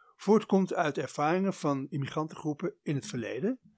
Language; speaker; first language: Dutch; native; Dutch